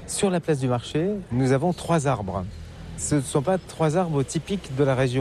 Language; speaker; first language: French; native; French